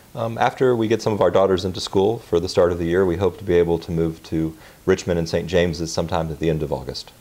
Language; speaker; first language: English; native; English